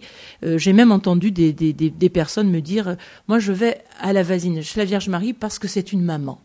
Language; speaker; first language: French; native; French